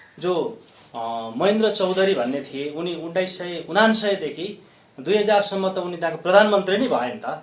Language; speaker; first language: Nepali; native; Nepali